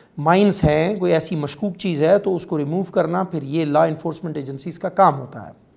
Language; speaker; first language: Urdu; non-native, local second language; Pashto